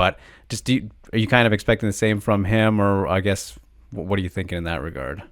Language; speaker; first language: English; native; English